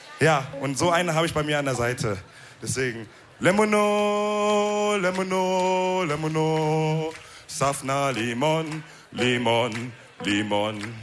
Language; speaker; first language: German; early bilingual, other home language; Wolof